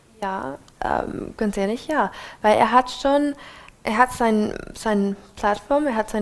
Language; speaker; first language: German; non-native, fluent; English